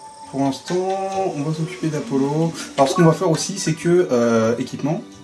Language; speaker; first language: French; native; French